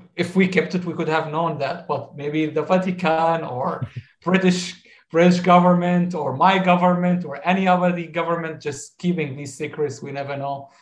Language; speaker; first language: English; non-native, fluent; Arabic